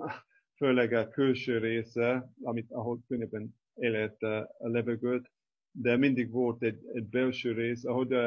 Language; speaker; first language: Hungarian; non-native, fluent; English